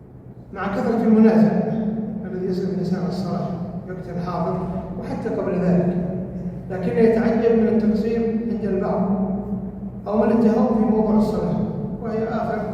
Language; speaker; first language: Arabic; native; Arabic